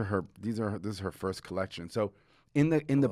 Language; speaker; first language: English; native; English